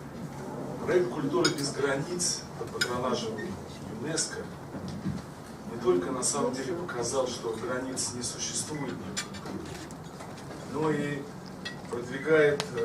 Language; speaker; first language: Russian; native; Russian